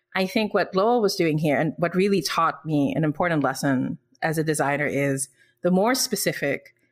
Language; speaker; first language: English; non-native, local second language; Filipino